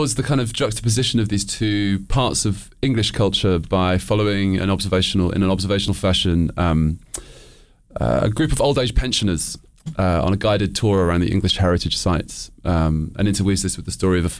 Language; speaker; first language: English; native; English